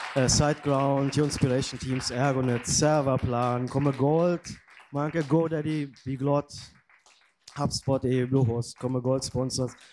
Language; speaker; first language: Italian; non-native, fluent; German